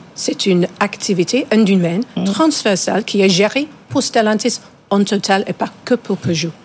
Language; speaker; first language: French; non-native, fluent; English